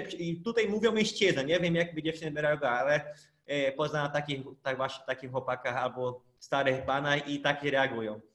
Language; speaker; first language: Polish; non-native, fluent; Portuguese